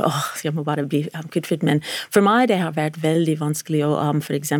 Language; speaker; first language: Norwegian; non-native, fluent; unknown